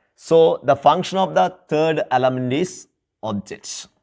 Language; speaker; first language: English; non-native, local second language; Malayalam